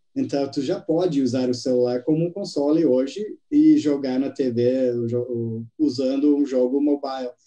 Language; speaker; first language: Portuguese; non-native, fluent; English